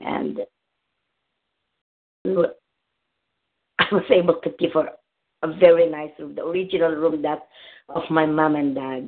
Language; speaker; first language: English; non-native, local second language; Filipino